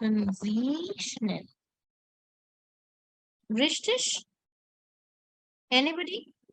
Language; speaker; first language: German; non-native, fluent; Hindi